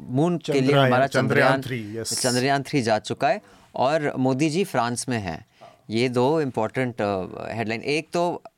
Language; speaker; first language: Hindi; native; Hindi